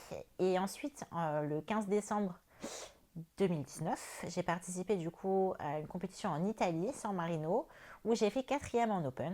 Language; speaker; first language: French; native; French